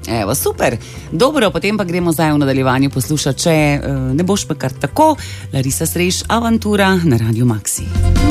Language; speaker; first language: Slovenian; native; Slovenian